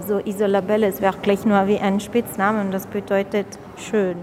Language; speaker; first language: German; non-native, fluent; Italian